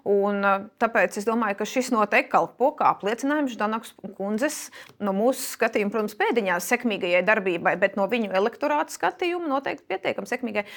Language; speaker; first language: Latvian; native; Latvian